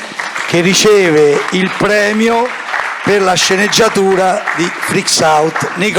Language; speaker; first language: Italian; native; Italian